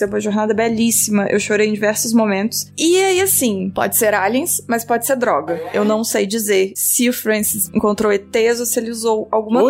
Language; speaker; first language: Portuguese; native; Portuguese